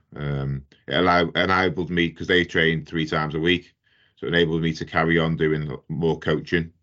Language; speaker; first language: English; native; English